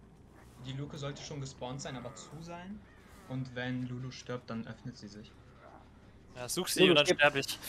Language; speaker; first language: German; native; German